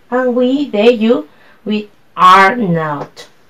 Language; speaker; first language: English; non-native, fluent; Spanish